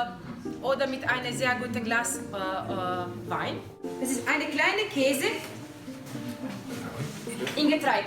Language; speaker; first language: German; non-native, learner; Croatian